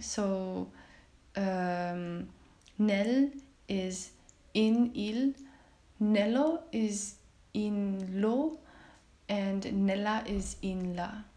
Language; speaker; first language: Italian; non-native, learner; Chinese